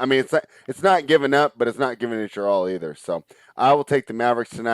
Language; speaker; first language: English; native; English